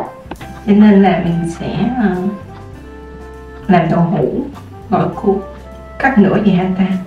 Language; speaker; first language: Vietnamese; native; Vietnamese